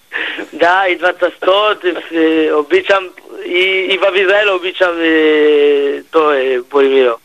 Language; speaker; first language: Bulgarian; non-native, learner; Hebrew